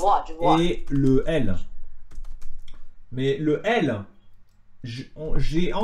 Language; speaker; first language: French; native; French